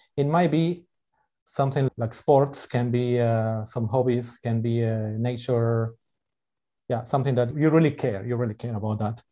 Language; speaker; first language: English; non-native, fluent; Spanish